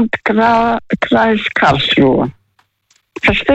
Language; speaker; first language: German; non-native, learner; Russian